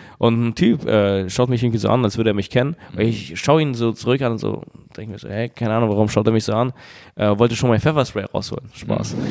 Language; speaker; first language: German; early bilingual, other home language; Russian